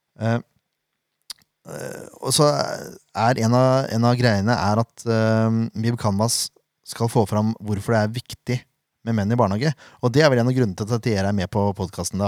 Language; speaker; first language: Norwegian; native; Norwegian